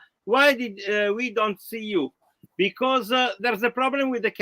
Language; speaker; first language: English; non-native, learner; Italian